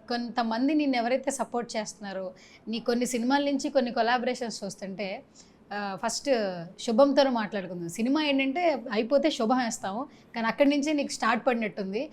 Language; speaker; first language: Telugu; native; Telugu